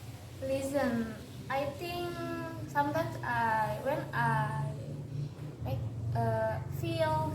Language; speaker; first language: English; non-native, learner; Indonesian